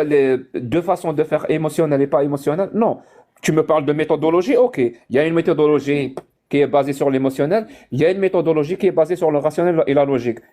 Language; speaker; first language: French; non-native, local second language; Arabic